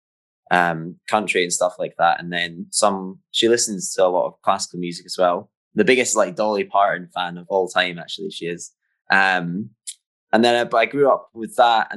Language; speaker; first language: English; native; English